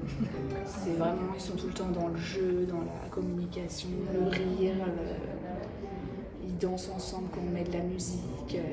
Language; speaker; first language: French; native; French